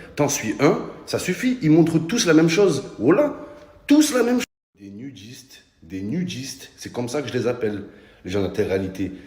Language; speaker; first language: French; early bilingual, other home language; Arabic